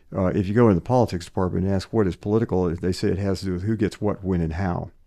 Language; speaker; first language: English; native; English